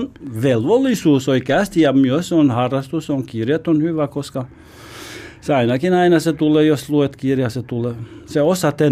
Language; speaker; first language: Finnish; non-native, learner; Albanian